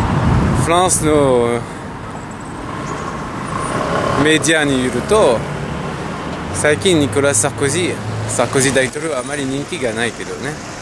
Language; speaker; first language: Japanese; non-native, fluent; French